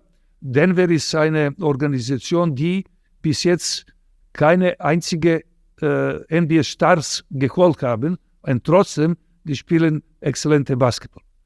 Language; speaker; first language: German; non-native, fluent; Serbian